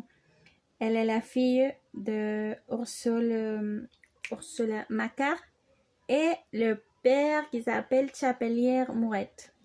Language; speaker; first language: French; non-native, learner; Spanish